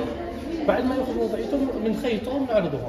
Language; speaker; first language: Arabic; native; Arabic